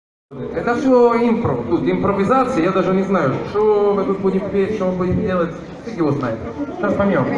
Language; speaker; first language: Russian; non-native, fluent; Italian